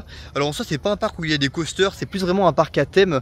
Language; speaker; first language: French; native; French